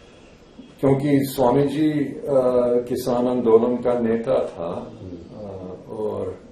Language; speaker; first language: Hindi; non-native, fluent; English